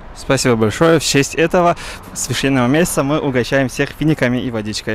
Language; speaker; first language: Russian; native; Russian